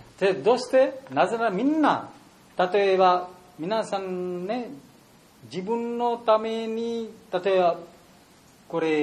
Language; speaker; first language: Japanese; non-native, learner; Bangla